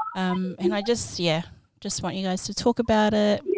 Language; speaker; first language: English; native; English